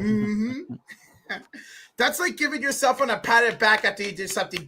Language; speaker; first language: English; native; English